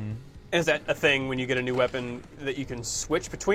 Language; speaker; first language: English; native; English